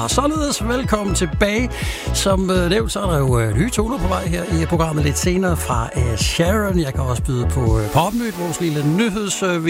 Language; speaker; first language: Danish; native; Danish